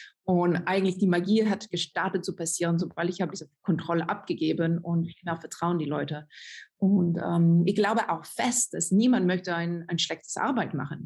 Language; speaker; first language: German; non-native, fluent; French